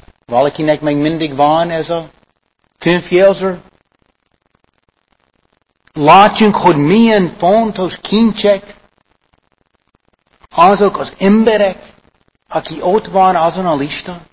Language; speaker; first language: Hungarian; non-native, fluent; English